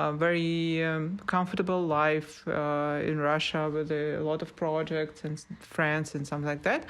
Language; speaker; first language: English; non-native, learner; Russian